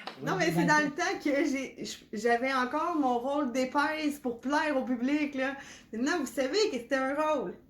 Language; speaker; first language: French; native; French